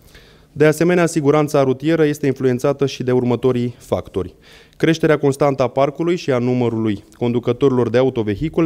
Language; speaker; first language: Romanian; native; Romanian